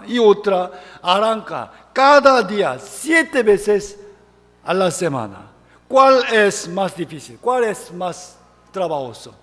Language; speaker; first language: Spanish; non-native, fluent; Korean